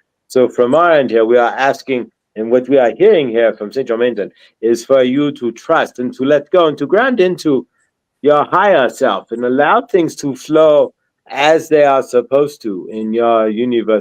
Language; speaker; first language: English; native; English